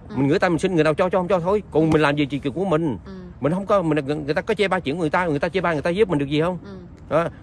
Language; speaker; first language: Vietnamese; native; Vietnamese